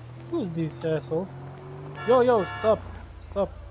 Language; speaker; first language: English; non-native, fluent; Macedonian